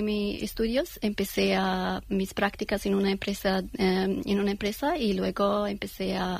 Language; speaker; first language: Spanish; non-native, fluent; Persian